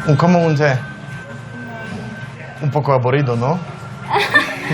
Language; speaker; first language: Spanish; non-native, learner; Polish